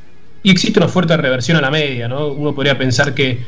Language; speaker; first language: Spanish; native; Spanish